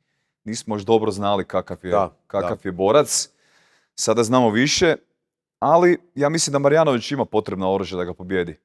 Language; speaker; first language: Croatian; native; Croatian